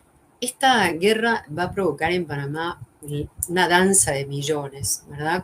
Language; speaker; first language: Spanish; native; Spanish